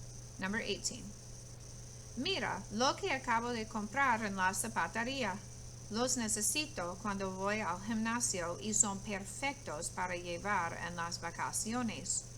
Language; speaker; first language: Spanish; non-native, fluent; English